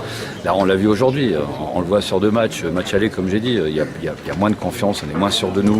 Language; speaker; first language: French; native; French